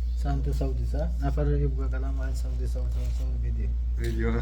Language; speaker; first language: Arabic; non-native, learner; Manipuri